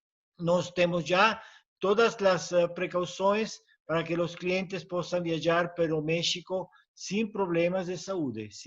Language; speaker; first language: Portuguese; non-native, learner; Spanish